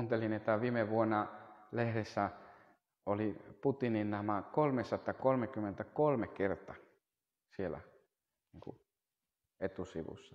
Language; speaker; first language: Finnish; non-native, fluent; Spanish